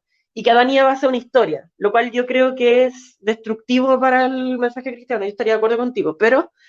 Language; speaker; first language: Spanish; native; Spanish